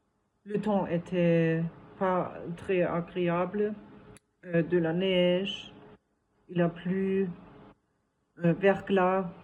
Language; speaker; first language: French; non-native, fluent; German